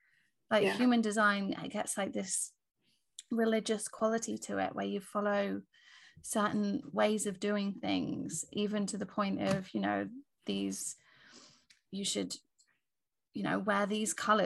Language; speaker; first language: English; native; English